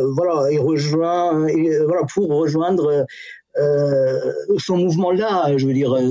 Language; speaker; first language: French; non-native, fluent; Persian